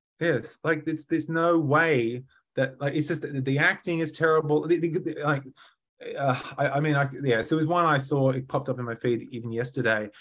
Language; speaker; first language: English; native; English